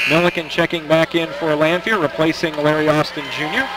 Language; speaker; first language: English; native; English